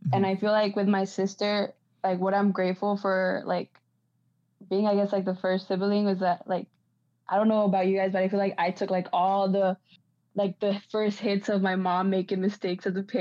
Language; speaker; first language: English; non-native, fluent; Spanish